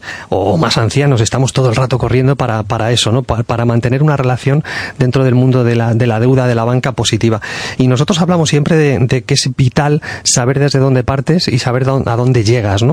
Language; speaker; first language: Spanish; native; Spanish